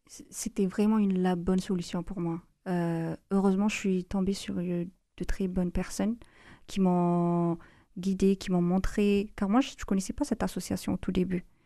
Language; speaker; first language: French; non-native, fluent; Amharic